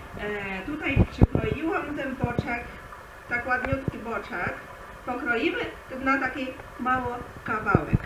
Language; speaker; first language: Polish; non-native, learner; Chinese